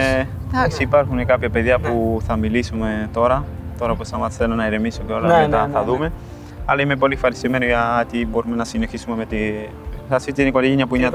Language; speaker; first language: Greek; non-native, fluent; Spanish